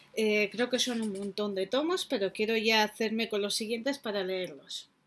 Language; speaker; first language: Spanish; native; Spanish